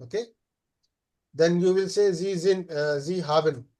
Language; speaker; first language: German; non-native, fluent; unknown